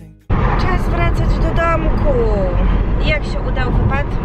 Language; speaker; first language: Polish; native; Polish